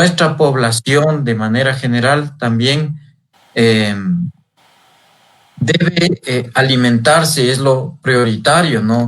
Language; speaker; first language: Spanish; native; Spanish